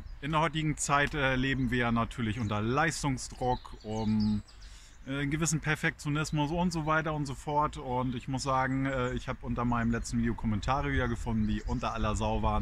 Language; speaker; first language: German; native; German